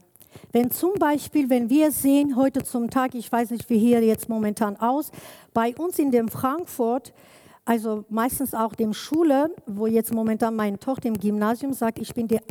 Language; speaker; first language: German; non-native, learner; Kurdish